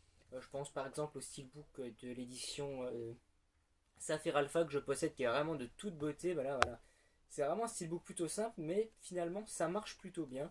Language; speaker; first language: French; native; French